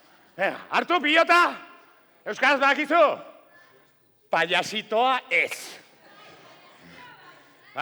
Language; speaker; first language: Basque; non-native, local second language; Spanish